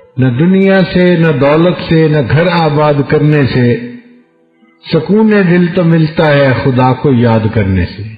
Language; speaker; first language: Urdu; non-native, local second language; Punjabi